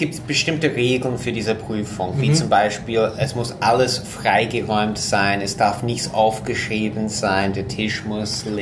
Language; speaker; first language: German; non-native, fluent; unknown